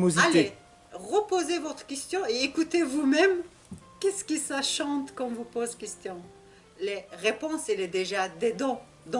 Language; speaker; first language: French; non-native, learner; Russian